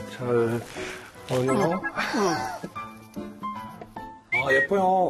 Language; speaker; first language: Korean; non-native, learner; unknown